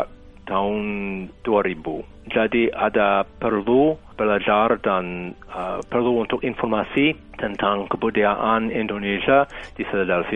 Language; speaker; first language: Indonesian; non-native, fluent; English